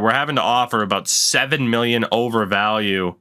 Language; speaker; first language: English; native; English